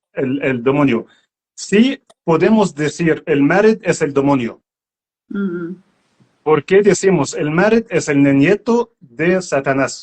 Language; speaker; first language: Spanish; non-native, learner; Arabic